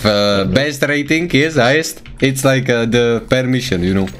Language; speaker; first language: English; non-native, learner; Czech